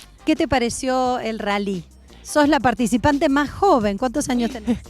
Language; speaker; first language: Spanish; native; Spanish